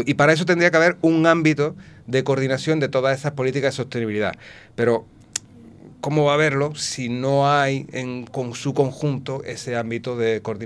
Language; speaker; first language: Spanish; native; Spanish